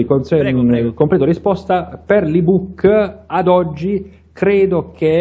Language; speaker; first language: Italian; native; Italian